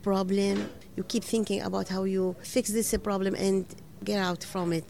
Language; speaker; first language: English; non-native, learner; Arabic